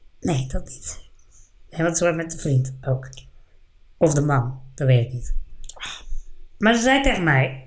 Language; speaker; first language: Dutch; native; Dutch